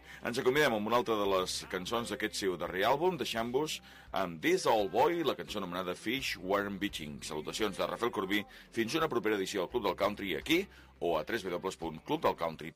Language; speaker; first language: Catalan; native; Catalan